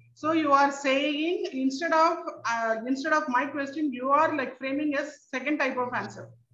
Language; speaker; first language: English; non-native, local second language; Tamil